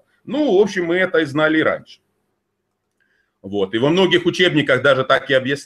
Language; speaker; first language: Russian; native; Russian